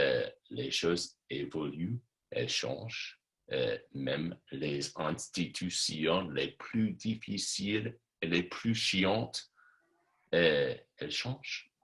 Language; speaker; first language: French; non-native, fluent; English